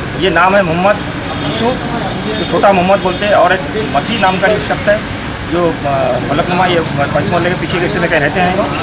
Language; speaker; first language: Urdu; native; Urdu